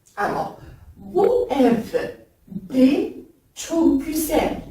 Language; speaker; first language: Turkish; non-native, learner; French